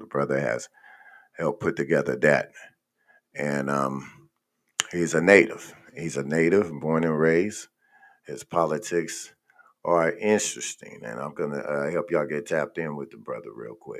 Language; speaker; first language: English; native; English